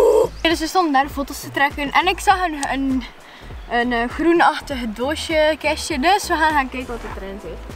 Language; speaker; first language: Dutch; native; Dutch